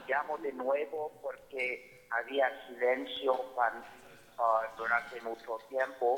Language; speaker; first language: Spanish; non-native, fluent; English